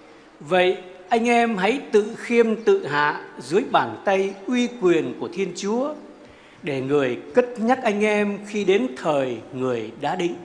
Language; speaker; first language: Vietnamese; native; Vietnamese